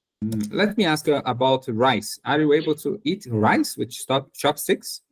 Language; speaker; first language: English; non-native, learner; Portuguese